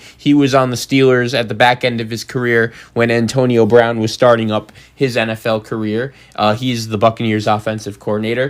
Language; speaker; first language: English; native; English